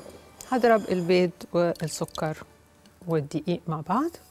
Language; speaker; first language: Arabic; native; Arabic